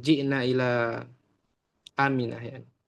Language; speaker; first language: Arabic; non-native, fluent; Indonesian